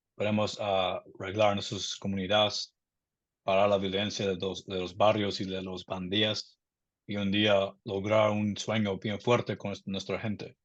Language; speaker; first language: Spanish; early bilingual, other home language; English